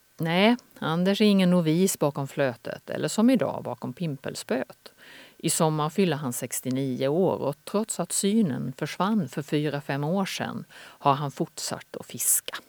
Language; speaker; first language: Swedish; native; Swedish